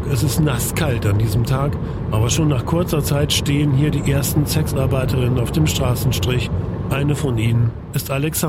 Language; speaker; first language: German; native; German